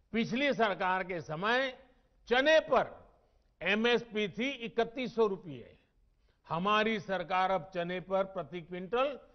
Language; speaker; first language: Hindi; non-native, local second language; Gujarati